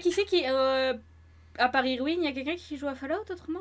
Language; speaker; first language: French; native; French